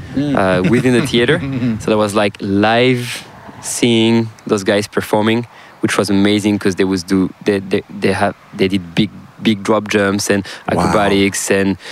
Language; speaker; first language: English; non-native, fluent; French